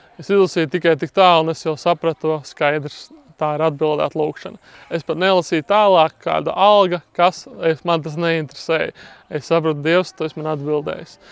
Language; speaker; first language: Latvian; native; Latvian